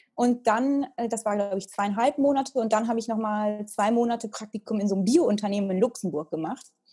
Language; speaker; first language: German; early bilingual, heritage; Italian